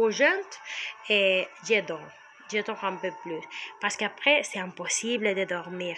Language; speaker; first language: French; non-native, learner; Spanish